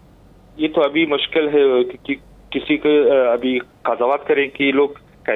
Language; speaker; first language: Hindi; non-native, learner; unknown